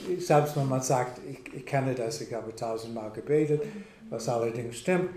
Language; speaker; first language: German; non-native, fluent; English